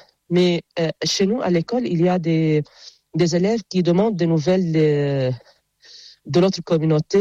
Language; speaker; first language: French; non-native, local second language; Arabic